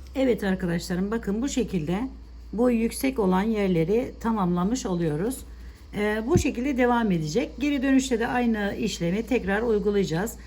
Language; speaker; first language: Turkish; native; Turkish